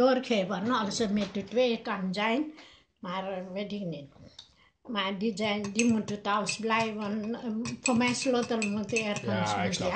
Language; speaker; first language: Dutch; non-native, learner; Nepali